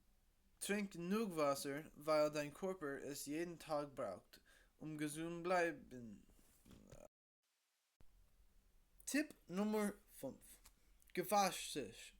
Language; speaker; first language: German; non-native, learner; English